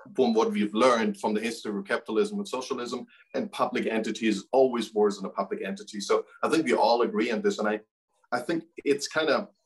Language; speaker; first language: English; non-native, fluent; German